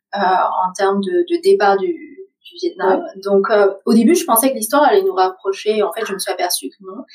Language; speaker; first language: French; early bilingual, other home language; Vietnamese